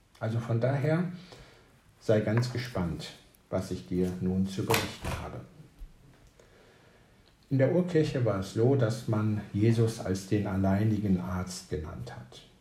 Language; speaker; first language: German; native; German